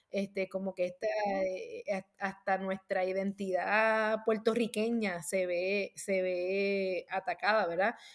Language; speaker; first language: Spanish; native; Spanish